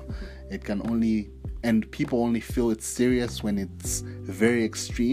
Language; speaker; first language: English; non-native, local second language; Nyanja